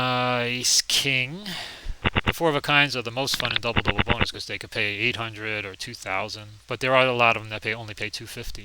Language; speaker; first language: English; native; English